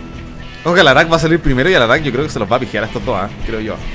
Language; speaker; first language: Spanish; native; Spanish